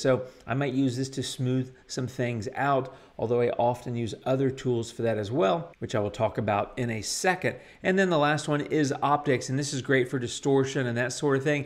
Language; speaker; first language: English; native; English